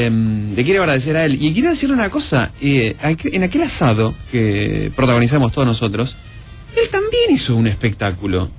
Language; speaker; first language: Spanish; native; Spanish